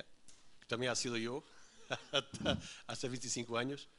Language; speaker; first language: Spanish; non-native, learner; Portuguese